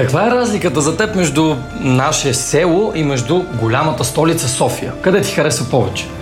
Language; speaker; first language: Bulgarian; native; Bulgarian